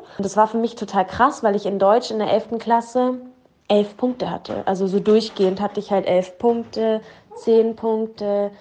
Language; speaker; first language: German; early bilingual, other home language; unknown